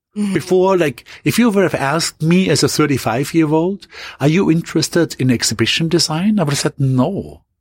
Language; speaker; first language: English; non-native, fluent; German